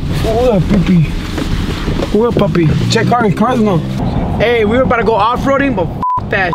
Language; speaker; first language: English; early bilingual, other home language; Spanish